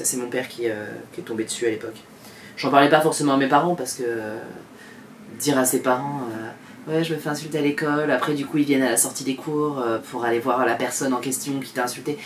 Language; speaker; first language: French; native; French